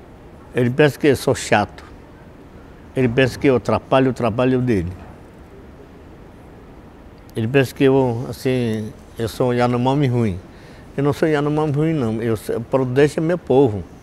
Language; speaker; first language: Portuguese; non-native, local second language; Yanomámi